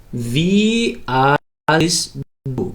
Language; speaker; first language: German; non-native, fluent; Pashto